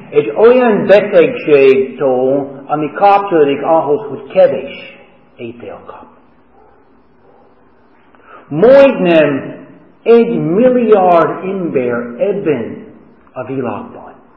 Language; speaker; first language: Hungarian; non-native, fluent; English